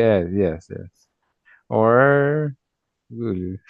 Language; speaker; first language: English; non-native, learner; Portuguese